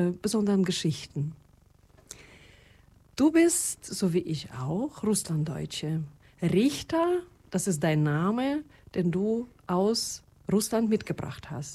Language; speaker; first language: German; non-native, fluent; Russian